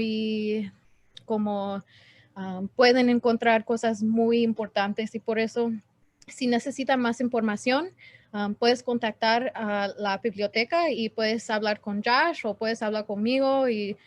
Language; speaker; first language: Spanish; non-native, learner; English